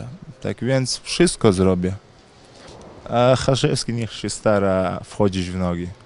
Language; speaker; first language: Polish; non-native, fluent; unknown